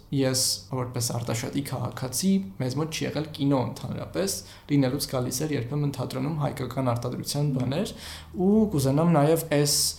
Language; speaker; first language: Armenian; native; Armenian